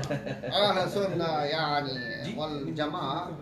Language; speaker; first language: Arabic; non-native, fluent; Chinese